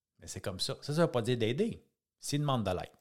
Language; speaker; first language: French; native; French